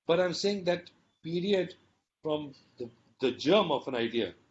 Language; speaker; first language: English; non-native, local second language; Hindi